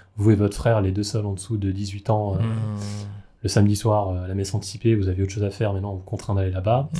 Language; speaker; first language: French; native; French